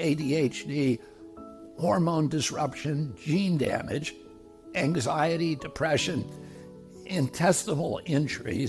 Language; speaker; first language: English; native; English